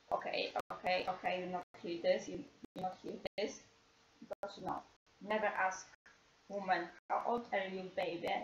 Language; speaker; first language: English; non-native, learner; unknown